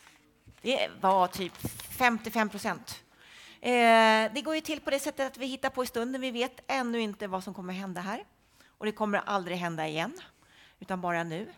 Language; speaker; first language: Swedish; native; Swedish